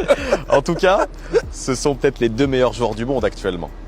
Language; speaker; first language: French; native; French